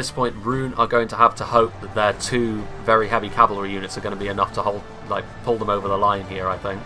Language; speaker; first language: English; native; English